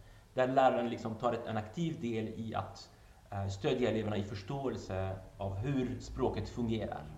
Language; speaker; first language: Swedish; non-native, fluent; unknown